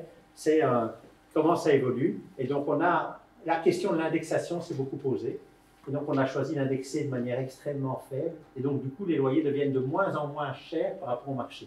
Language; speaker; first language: French; native; French